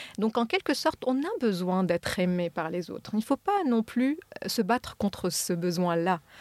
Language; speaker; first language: French; non-native, local second language; Arabic